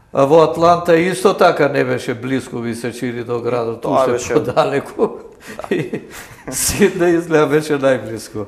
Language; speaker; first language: Macedonian; native; Macedonian